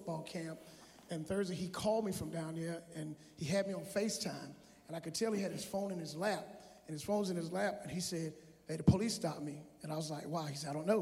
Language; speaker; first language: English; native; English